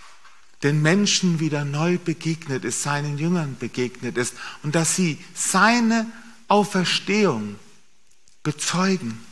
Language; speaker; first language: German; native; German